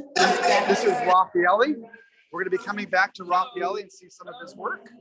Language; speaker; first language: English; native; English